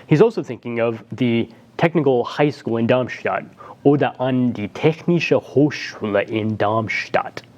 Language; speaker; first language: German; non-native, fluent; English